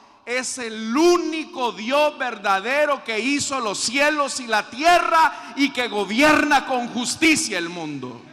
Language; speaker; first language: Spanish; native; Spanish